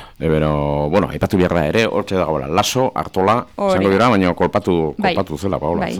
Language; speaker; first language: Basque; native; Basque